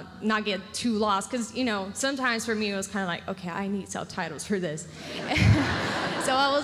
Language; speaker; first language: English; non-native, fluent; Portuguese